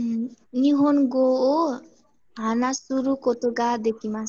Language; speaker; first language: Japanese; non-native, learner; Nepali